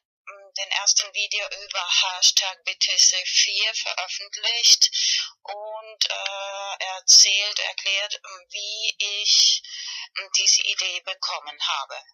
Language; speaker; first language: German; non-native, fluent; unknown